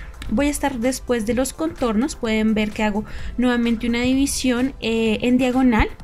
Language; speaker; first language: Spanish; native; Spanish